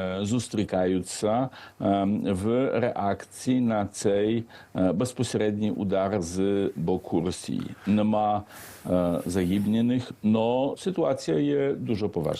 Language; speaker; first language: Ukrainian; non-native, fluent; Polish